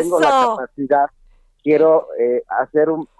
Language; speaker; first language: Spanish; native; Spanish